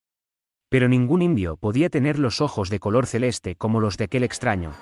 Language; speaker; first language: Spanish; native; Spanish